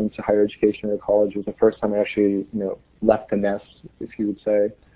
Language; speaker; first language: English; early bilingual, other home language; Korean